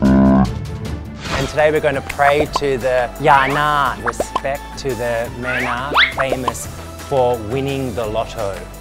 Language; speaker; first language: English; native; English